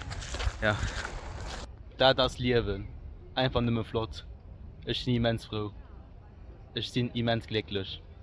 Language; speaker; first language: German; non-native, local second language; Luxembourgish